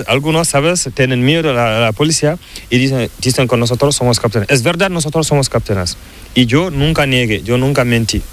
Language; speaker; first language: Spanish; non-native, learner; Fula